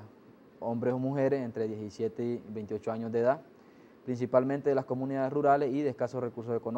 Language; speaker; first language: Spanish; native; Spanish